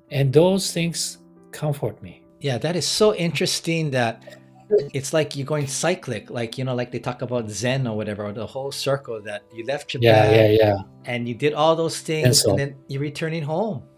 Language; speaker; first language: English; native; English